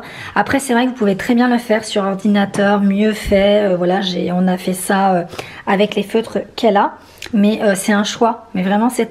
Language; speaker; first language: French; native; French